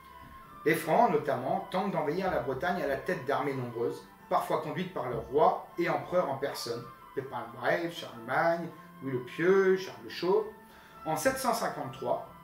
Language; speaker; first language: French; native; French